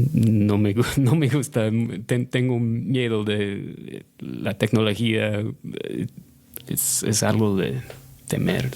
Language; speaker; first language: Spanish; non-native, fluent; English